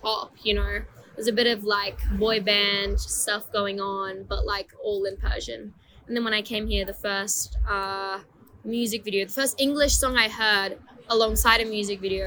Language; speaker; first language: English; non-native, fluent; Persian